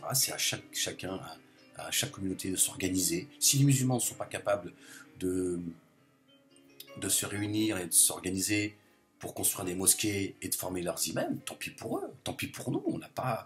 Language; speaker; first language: French; native; French